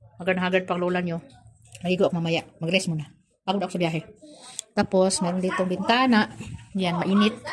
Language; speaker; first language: Filipino; non-native, local second language; Cebuano